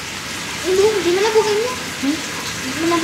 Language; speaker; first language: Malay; early bilingual, heritage; Malay